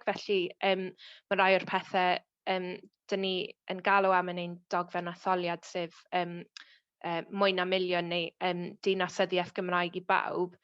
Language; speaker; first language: Welsh; native; Welsh